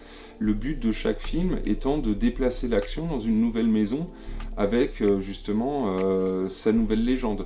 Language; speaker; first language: French; native; French